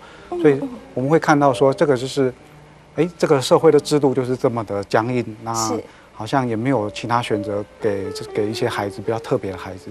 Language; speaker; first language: Chinese; native; Chinese